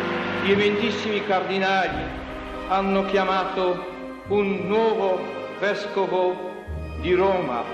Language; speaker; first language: Italian; non-native, fluent; Polish